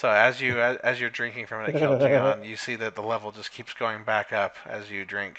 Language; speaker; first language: English; native; English